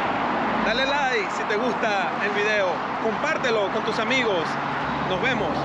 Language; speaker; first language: Spanish; native; Spanish